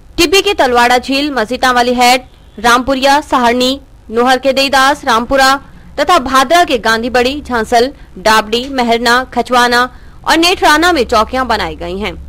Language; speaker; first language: Hindi; native; Hindi